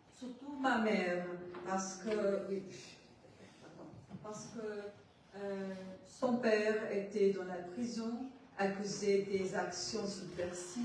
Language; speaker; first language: French; non-native, learner; Portuguese